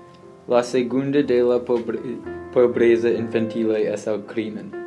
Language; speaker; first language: Spanish; non-native, learner; English